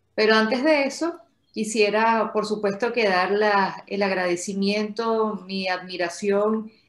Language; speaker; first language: Spanish; native; Spanish